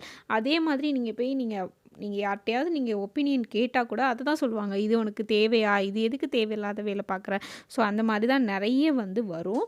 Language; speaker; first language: Tamil; native; Tamil